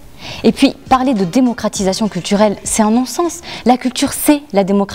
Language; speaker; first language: French; native; French